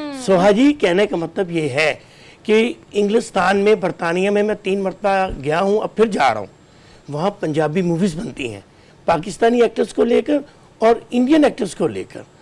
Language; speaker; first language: Urdu; non-native, local second language; Punjabi